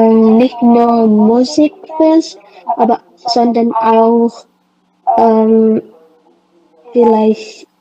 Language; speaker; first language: German; non-native, learner; Indonesian